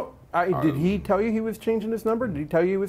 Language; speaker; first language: English; native; English